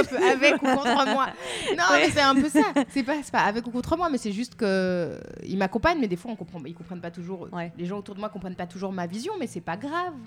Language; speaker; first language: French; native; French